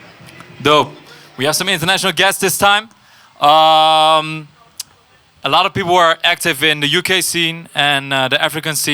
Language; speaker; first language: English; non-native, fluent; Dutch